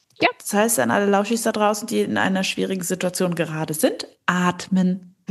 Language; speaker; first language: German; early bilingual, other home language; French